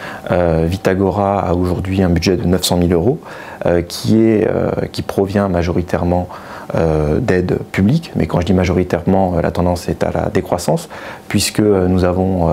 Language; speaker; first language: French; native; French